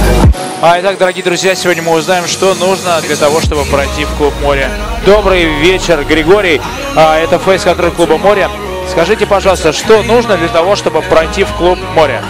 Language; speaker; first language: Russian; native; Russian